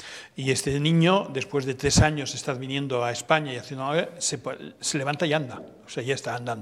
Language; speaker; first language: Spanish; native; Spanish